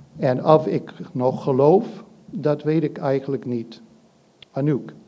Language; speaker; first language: Dutch; non-native, fluent; English